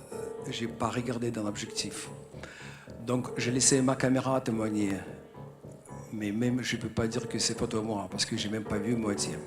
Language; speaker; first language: French; non-native, fluent; Russian